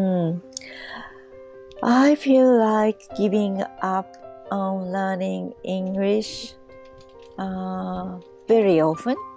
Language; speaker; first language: English; non-native, learner; Japanese